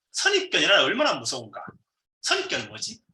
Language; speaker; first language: Korean; native; Korean